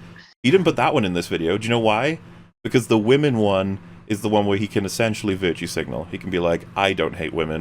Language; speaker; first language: English; native; English